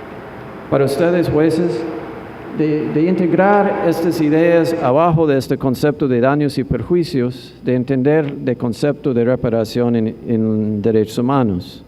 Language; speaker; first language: Spanish; non-native, fluent; English